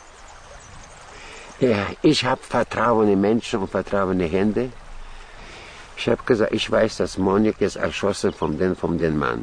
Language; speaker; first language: German; non-native, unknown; Russian